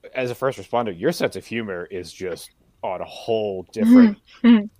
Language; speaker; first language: English; native; English